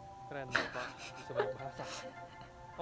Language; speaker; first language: Indonesian; native; Indonesian